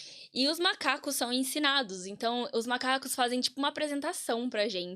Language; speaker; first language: Portuguese; native; Portuguese